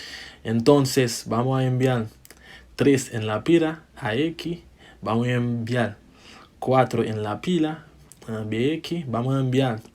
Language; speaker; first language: Spanish; non-native, fluent; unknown